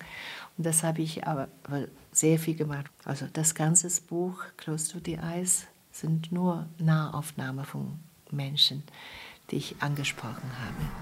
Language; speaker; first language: German; non-native, fluent; Chinese